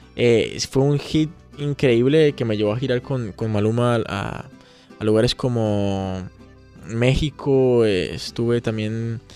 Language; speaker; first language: Spanish; native; Spanish